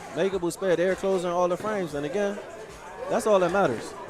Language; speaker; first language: English; native; English